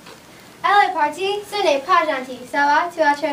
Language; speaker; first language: French; non-native, learner; English